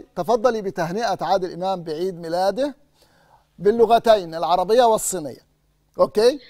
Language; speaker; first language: Arabic; native; Arabic